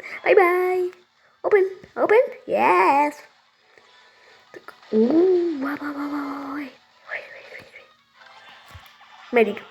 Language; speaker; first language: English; non-native, learner; Slovak